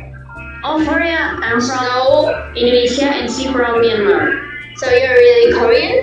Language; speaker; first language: English; non-native, learner; Indonesian